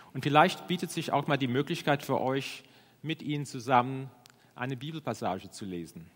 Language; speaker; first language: German; non-native, fluent; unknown